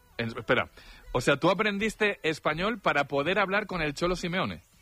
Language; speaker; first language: Spanish; native; Spanish